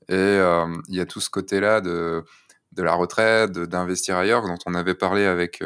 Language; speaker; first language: French; native; French